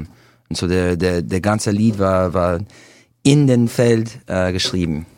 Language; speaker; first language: German; non-native, learner; English